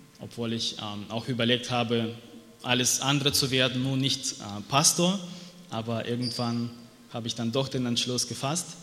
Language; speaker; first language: German; non-native, fluent; Russian